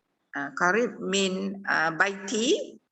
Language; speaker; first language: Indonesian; non-native, local second language; Malay